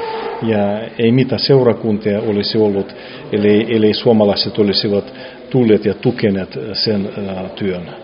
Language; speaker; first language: Finnish; non-native, fluent; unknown